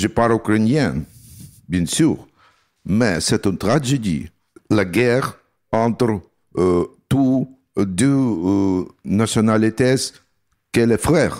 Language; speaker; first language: French; non-native, learner; Russian